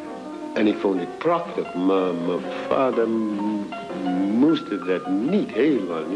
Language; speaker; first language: Dutch; non-native, fluent; English